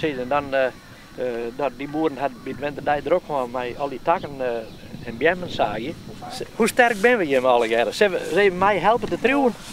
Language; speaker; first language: Dutch; non-native, local second language; Western Frisian